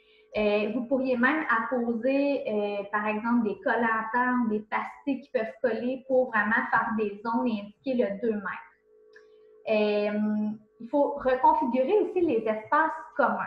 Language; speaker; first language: French; native; French